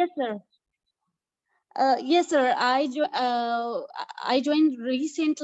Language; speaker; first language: English; non-native, local second language; Urdu